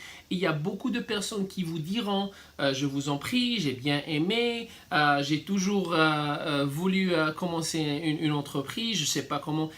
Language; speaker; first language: French; non-native, fluent; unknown